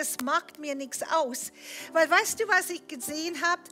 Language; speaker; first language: German; non-native, fluent; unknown